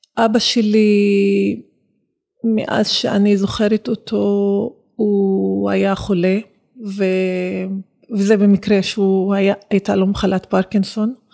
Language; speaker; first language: Hebrew; non-native, local second language; Arabic